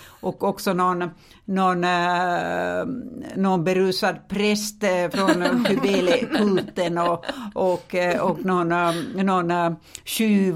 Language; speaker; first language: Swedish; non-native, fluent; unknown